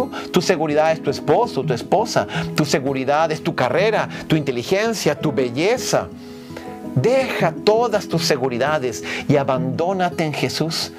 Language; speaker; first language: Spanish; non-native, fluent; Portuguese